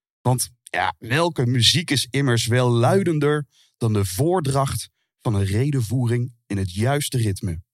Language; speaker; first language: Dutch; native; Dutch